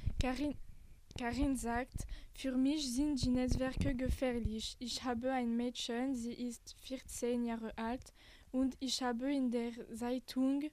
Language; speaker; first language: German; non-native, learner; French